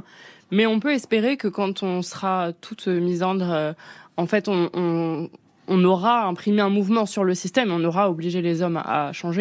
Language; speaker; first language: French; native; French